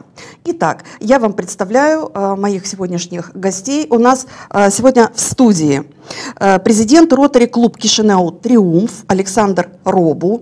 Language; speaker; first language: Russian; native; Russian